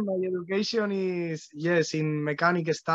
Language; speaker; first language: English; non-native, learner; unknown